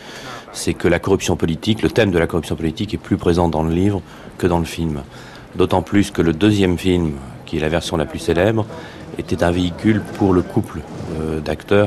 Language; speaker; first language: French; native; French